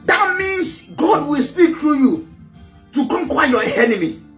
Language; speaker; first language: English; non-native, local second language; Yoruba